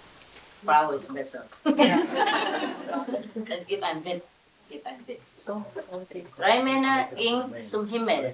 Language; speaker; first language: German; non-native, learner; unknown